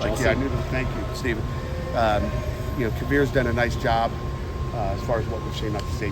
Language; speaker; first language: English; native; English